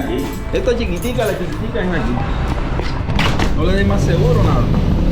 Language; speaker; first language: Spanish; native; Spanish